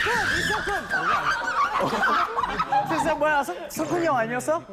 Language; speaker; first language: Korean; native; Korean